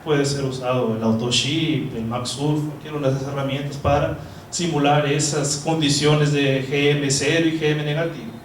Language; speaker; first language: Spanish; non-native, fluent; Portuguese